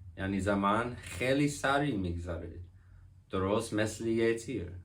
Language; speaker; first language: Persian; non-native, learner; English